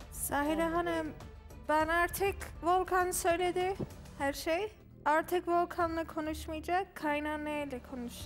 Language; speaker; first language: Turkish; non-native, learner; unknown